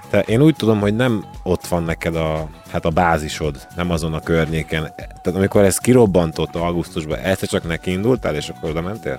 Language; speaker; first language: Hungarian; native; Hungarian